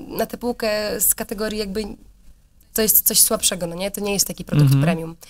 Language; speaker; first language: Polish; native; Polish